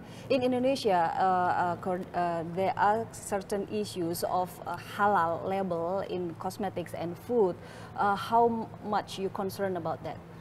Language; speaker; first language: English; non-native, fluent; Indonesian